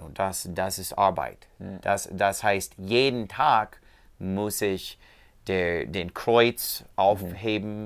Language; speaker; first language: German; non-native, learner; English